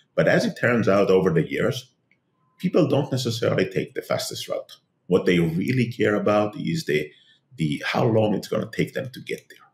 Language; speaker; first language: English; non-native, fluent; Hebrew